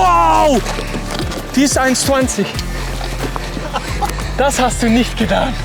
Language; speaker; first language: German; non-native, learner; Dutch